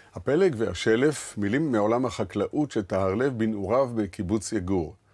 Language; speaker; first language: Hebrew; native; Hebrew